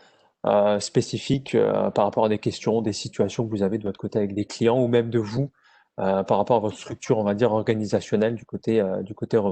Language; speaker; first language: French; native; French